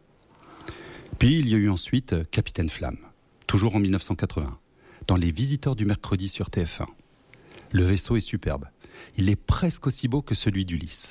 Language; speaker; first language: French; native; French